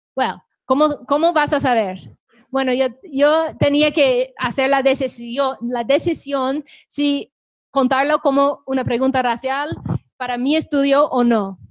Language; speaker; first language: Spanish; non-native, fluent; English